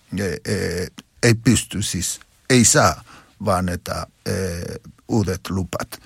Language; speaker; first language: Finnish; non-native, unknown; Spanish